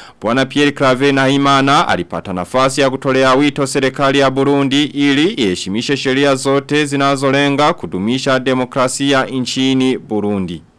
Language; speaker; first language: Swahili; non-native, local second language; Rundi